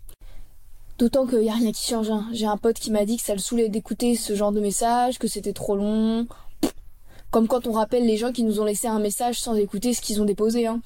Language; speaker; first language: French; native; French